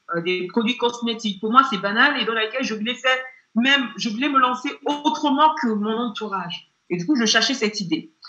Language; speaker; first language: French; non-native, fluent; Yoruba